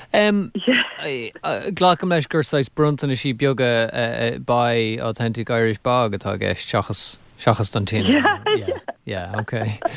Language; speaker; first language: Irish; native; Irish